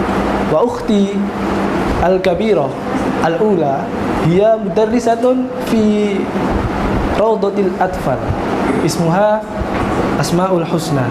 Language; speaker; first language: Arabic; non-native, learner; Indonesian